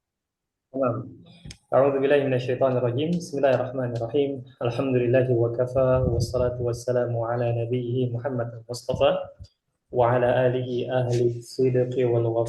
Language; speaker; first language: Arabic; non-native, fluent; Indonesian